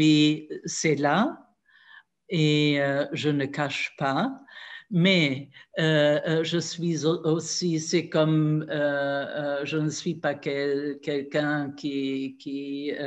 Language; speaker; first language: French; non-native, fluent; German